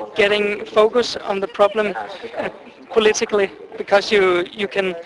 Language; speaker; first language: English; non-native, fluent; Danish